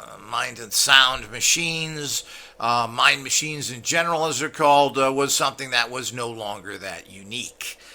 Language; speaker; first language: English; native; English